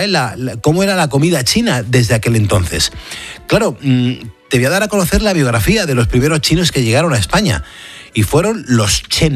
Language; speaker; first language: Spanish; native; Spanish